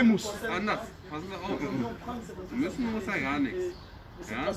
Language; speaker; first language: German; native; German